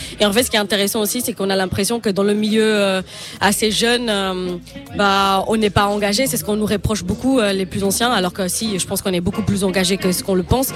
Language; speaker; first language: French; non-native, fluent; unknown